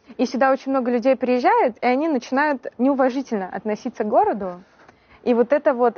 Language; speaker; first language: Russian; native; Russian